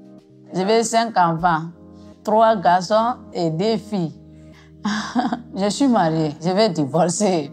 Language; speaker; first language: French; non-native, local second language; Mandingo